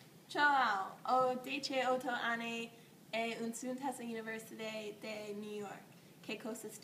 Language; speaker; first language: Italian; non-native, learner; English